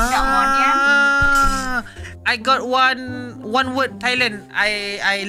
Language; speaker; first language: English; non-native, learner; Malay